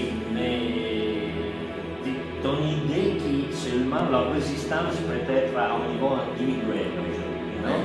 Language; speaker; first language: French; non-native, fluent; Italian